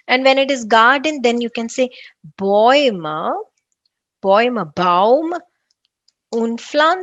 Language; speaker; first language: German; non-native, fluent; Tamil